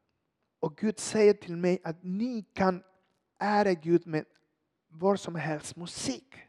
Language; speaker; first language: Swedish; non-native, fluent; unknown